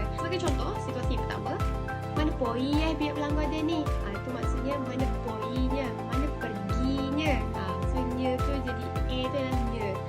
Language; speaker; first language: Malay; native; Malay